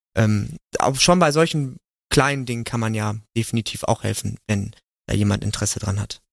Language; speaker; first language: German; native; German